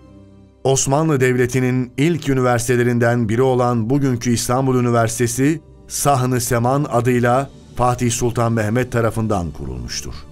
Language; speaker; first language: Turkish; native; Turkish